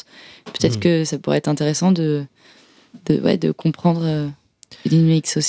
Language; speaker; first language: French; native; French